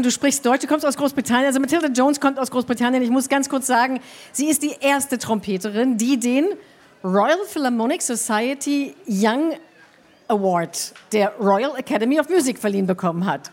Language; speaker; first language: German; native; German